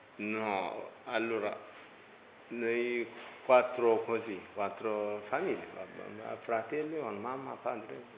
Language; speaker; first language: Italian; non-native, learner; Tigrinya